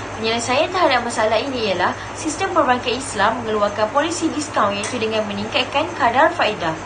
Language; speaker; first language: Malay; native; Malay